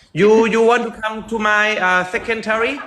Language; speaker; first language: English; non-native, learner; Thai